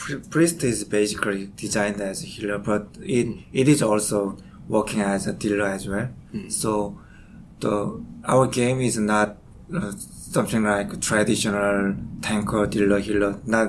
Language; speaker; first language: English; non-native, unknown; Korean